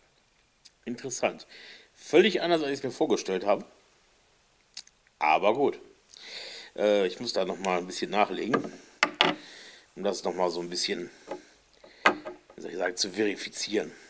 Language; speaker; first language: German; native; German